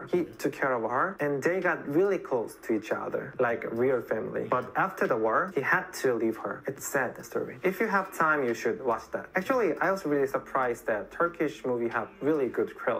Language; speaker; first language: English; non-native, fluent; Korean